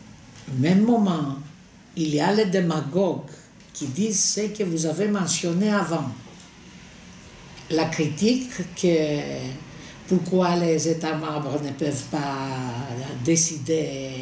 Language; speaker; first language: French; non-native, fluent; Greek